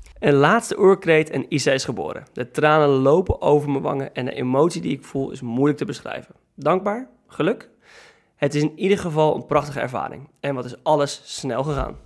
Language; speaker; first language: Dutch; native; Dutch